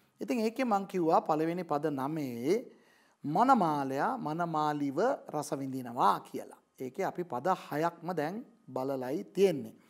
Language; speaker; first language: Sinhala; non-native, local second language; Tamil